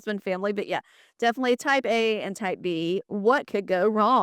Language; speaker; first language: English; native; English